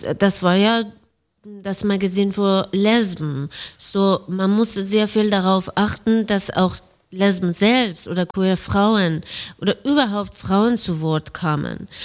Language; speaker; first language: German; non-native, fluent; Persian